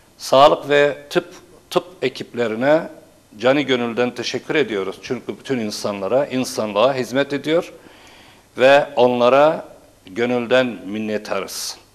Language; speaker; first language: Turkish; non-native, local second language; Turoyo